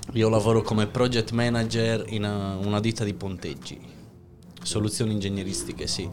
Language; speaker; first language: Italian; native; Italian